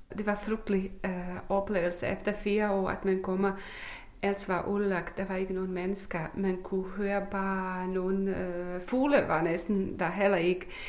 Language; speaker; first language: Danish; non-native, fluent; Bosnian